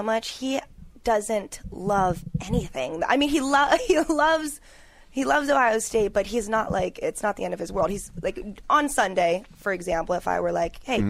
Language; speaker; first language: English; native; English